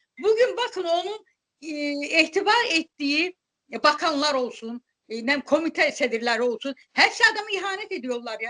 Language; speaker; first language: Turkish; non-native, fluent; Azerbaijani